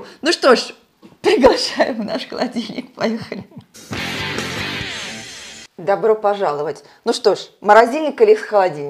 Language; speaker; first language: Russian; native; Russian